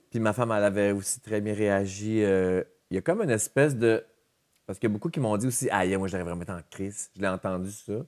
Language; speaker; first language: French; native; French